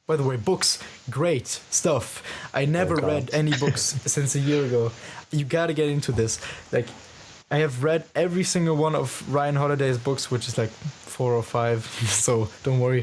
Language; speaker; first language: English; non-native, fluent; German